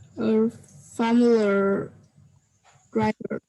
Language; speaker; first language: English; non-native, learner; Vietnamese